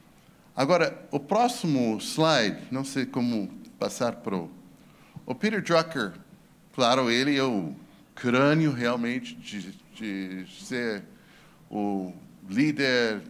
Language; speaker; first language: Portuguese; non-native, fluent; English